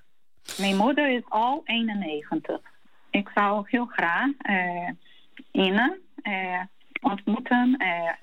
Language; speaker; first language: Dutch; early bilingual, heritage; Portuguese